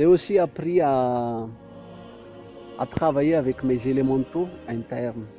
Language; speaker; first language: French; non-native, local second language; Malagasy